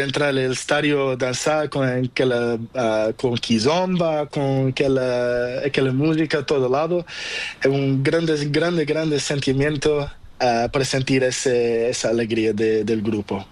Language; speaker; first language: Spanish; non-native, learner; Portuguese